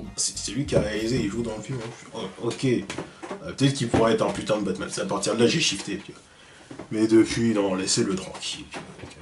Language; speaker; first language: French; native; French